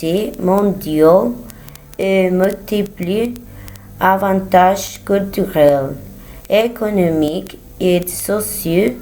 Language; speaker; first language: French; non-native, learner; Spanish